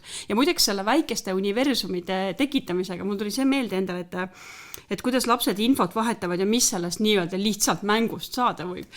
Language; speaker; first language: Estonian; native; Estonian